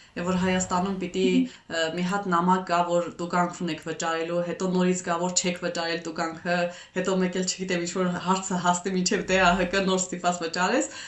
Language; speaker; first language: Armenian; native; Armenian